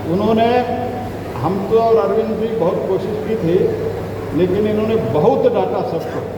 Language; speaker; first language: Hindi; non-native, local second language; Kannada